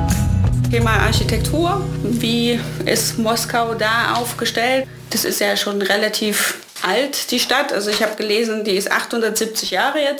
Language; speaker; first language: German; native; German